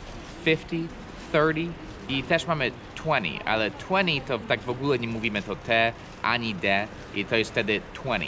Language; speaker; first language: Polish; non-native, fluent; English